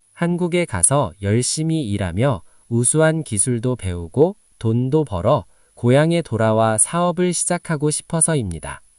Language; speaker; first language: Korean; non-native, learner; Nepali